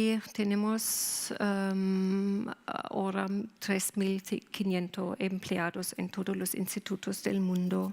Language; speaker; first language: Spanish; non-native, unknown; German